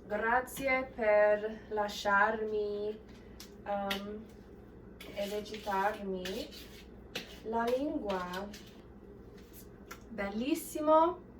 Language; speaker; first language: Italian; non-native, learner; English